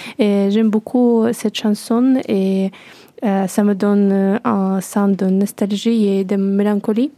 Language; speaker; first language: French; non-native, learner; Russian